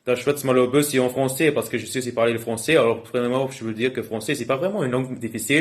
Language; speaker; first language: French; non-native, local second language; Luxembourgish